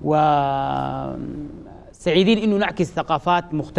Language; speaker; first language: Arabic; native; Arabic